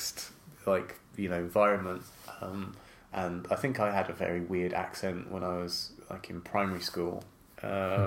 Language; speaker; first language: English; native; English